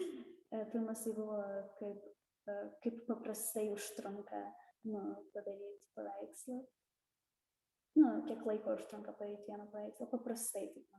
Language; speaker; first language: Lithuanian; early bilingual, heritage; Russian